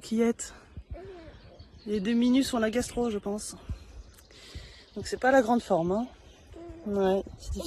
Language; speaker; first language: French; native; French